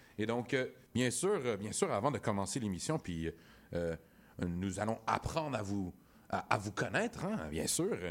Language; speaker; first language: French; native; French